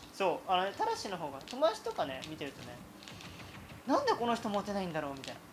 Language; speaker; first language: Japanese; native; Japanese